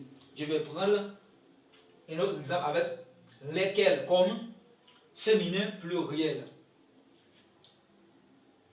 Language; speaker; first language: French; non-native, local second language; Haitian Creole